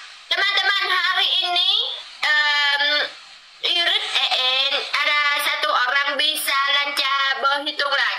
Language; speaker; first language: Indonesian; non-native, learner; Vietnamese